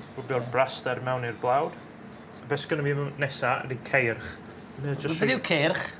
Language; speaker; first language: Welsh; native; Welsh